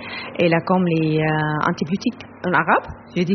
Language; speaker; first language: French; non-native, learner; Arabic